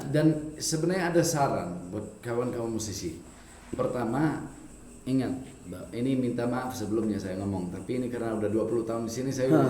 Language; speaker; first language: Indonesian; non-native, fluent; English